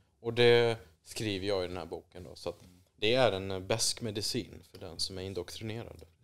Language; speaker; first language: Swedish; native; Swedish